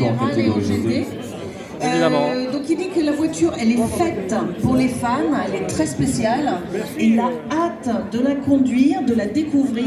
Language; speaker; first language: French; native; French